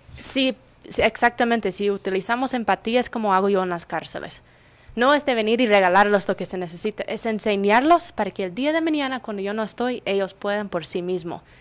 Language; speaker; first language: Spanish; non-native, fluent; English